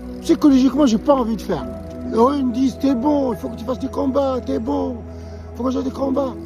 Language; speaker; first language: French; non-native, local second language; Arabic